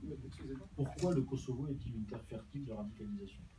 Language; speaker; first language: French; native; French